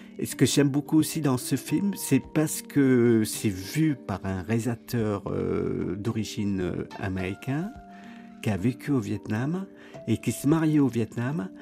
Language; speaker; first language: French; early bilingual, other home language; Khmer